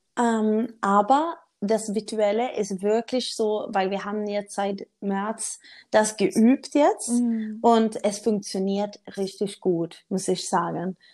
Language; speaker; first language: German; non-native, learner; Swedish